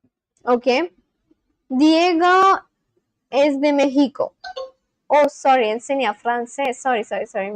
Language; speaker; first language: Spanish; non-native, learner; English